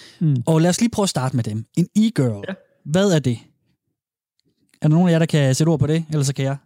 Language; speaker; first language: Danish; native; Danish